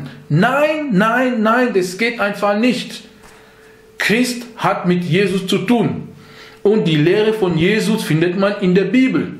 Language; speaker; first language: German; non-native, fluent; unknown